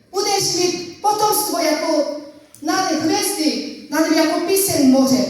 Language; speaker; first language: Czech; non-native, learner; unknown